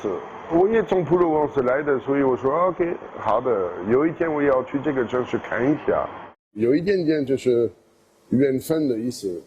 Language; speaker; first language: Chinese; non-native, fluent; French